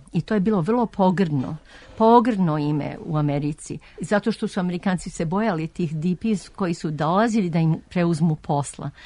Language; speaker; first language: Serbian; early bilingual, heritage; Serbian